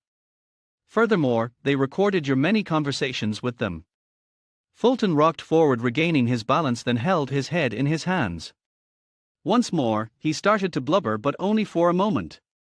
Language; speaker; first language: English; native; English